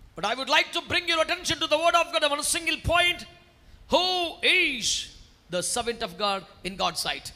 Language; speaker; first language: English; non-native, local second language; Telugu